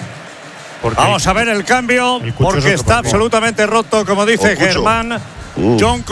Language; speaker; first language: Spanish; native; Spanish